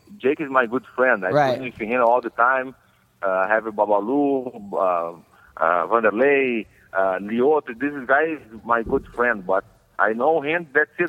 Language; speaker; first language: English; non-native, learner; Portuguese